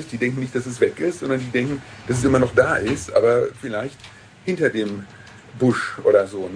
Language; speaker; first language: German; native; German